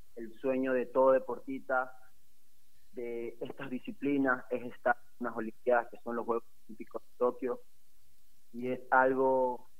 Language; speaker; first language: Spanish; native; Spanish